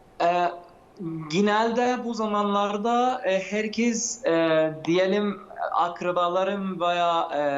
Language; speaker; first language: Turkish; non-native, fluent; Arabic